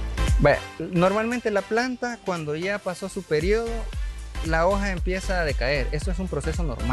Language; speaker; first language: Spanish; native; Spanish